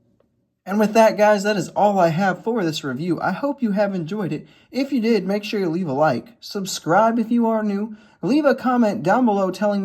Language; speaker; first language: English; native; English